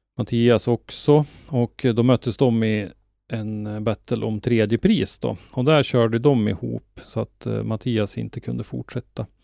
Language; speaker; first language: Swedish; native; Swedish